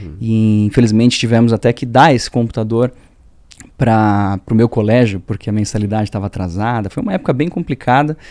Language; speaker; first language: Portuguese; early bilingual, other home language; French